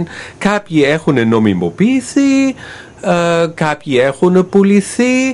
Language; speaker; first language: Greek; non-native, fluent; German